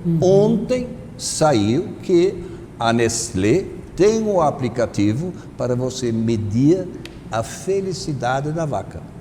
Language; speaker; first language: Portuguese; non-native, fluent; German